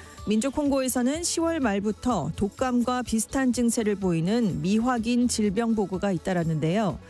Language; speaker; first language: Korean; native; Korean